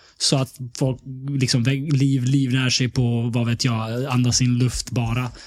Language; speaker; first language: Swedish; early bilingual, other home language; Bosnian